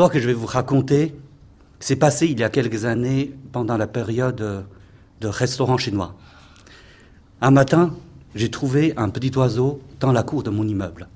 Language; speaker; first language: French; non-native, fluent; Chinese